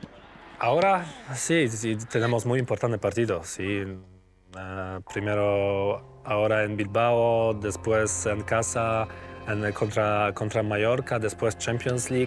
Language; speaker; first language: Spanish; non-native, learner; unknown